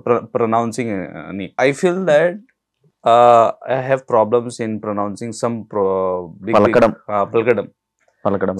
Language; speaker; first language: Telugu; non-native, learner; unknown